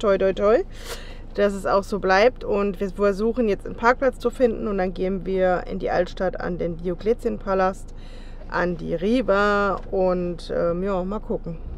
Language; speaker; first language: German; native; German